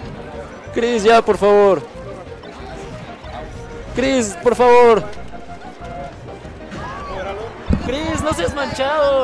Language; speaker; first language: Spanish; native; Spanish